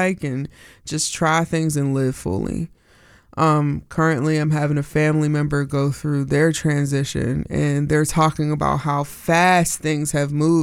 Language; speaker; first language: English; native; English